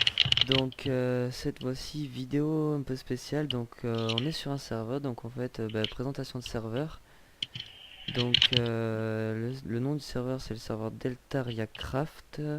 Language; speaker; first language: French; native; French